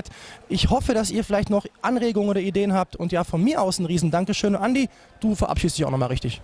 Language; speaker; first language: German; native; German